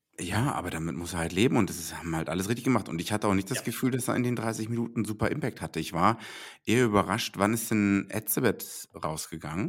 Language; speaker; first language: German; native; German